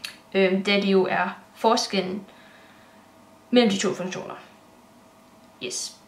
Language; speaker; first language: Danish; native; Danish